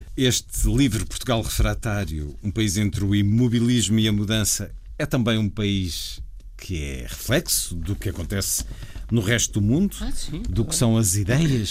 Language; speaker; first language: Portuguese; native; Portuguese